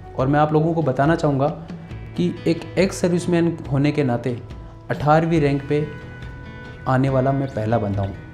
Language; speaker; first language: Hindi; native; Hindi